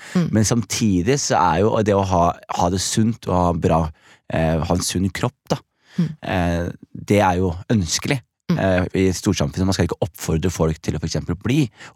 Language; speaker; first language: Norwegian; early bilingual, other home language; Somali